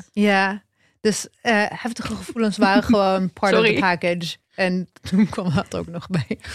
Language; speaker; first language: Dutch; early bilingual, other home language; Hebrew